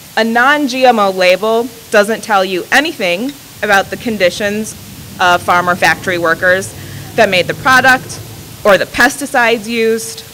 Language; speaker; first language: English; native; English